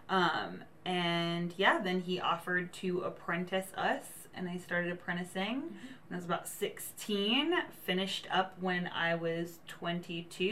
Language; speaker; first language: English; native; English